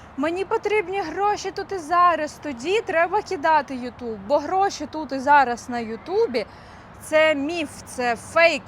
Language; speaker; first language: Ukrainian; non-native, local second language; Russian